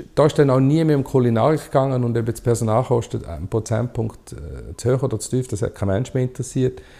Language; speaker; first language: German; native; German